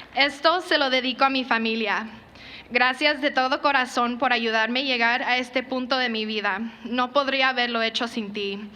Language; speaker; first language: Spanish; early bilingual, other home language; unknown